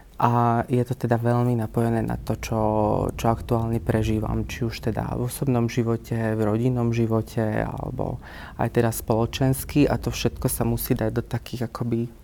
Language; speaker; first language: Slovak; native; Slovak